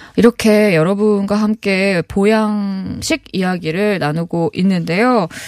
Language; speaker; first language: Korean; native; Korean